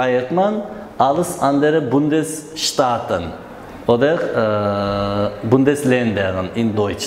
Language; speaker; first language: German; non-native, learner; Uzbek